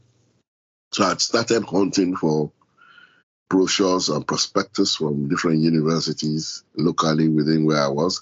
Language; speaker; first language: English; non-native, local second language; Yoruba